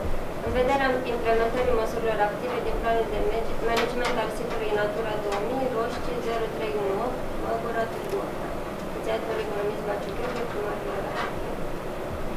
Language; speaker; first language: Romanian; native; Romanian